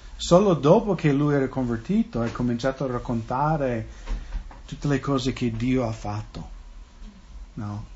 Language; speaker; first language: Italian; non-native, fluent; English